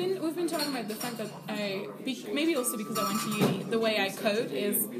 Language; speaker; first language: English; non-native, fluent; French